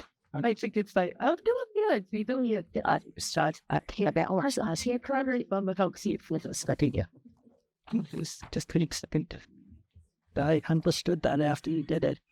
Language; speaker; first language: English; native; English